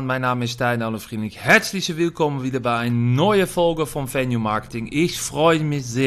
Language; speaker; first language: German; non-native, fluent; Dutch